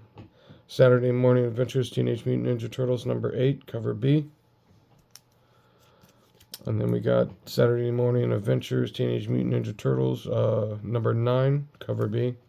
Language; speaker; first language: English; native; English